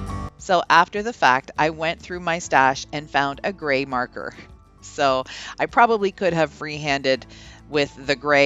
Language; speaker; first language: English; native; English